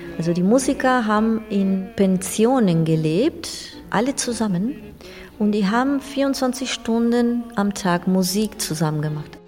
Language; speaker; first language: German; non-native, fluent; Spanish